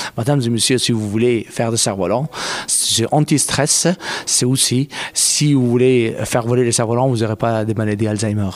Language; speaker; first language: French; non-native, fluent; Persian